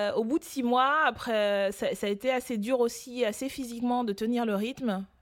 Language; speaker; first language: French; early bilingual, other home language; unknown